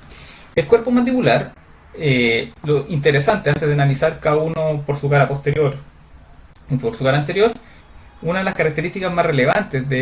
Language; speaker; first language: Spanish; native; Spanish